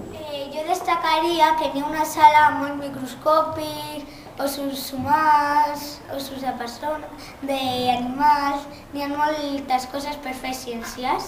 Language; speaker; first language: Catalan; early bilingual, other home language; Spanish